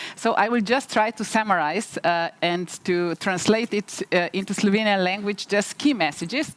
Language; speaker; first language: English; non-native, fluent; Slovenian